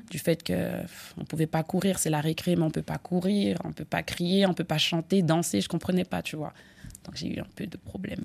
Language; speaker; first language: French; native; French